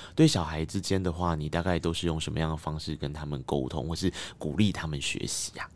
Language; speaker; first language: Chinese; native; Chinese